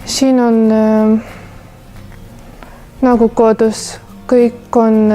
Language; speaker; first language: Estonian; non-native, local second language; Russian